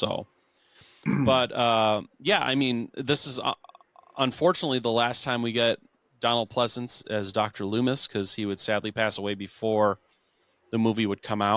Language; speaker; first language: English; native; English